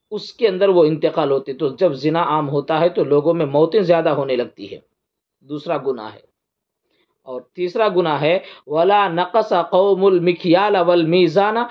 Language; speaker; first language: Urdu; native; Urdu